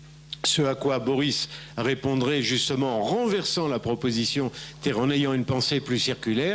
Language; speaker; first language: French; native; French